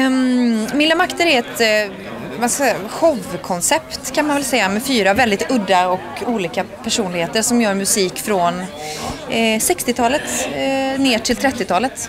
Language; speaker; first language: Swedish; native; Swedish